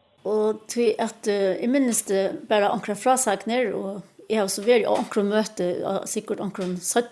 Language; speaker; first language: Danish; non-native, local second language; Faroese